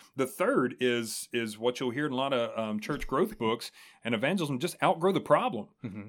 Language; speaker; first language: English; native; English